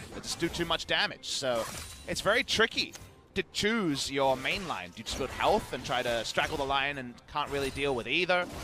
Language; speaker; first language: English; native; English